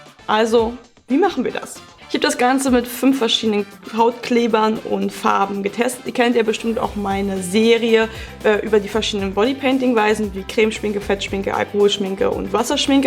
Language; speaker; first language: German; native; German